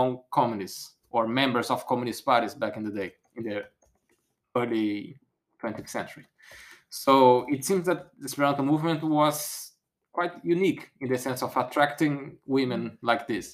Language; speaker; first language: English; non-native, fluent; Portuguese